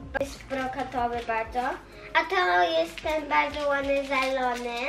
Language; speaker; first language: Polish; early bilingual, heritage; Polish